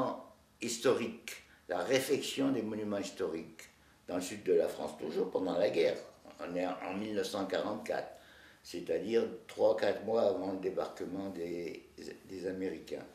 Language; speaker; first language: French; native; French